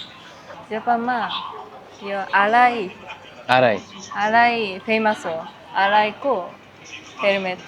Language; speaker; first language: Nepali; non-native, learner; Japanese